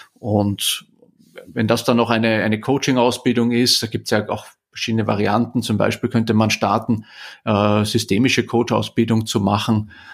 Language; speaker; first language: German; native; German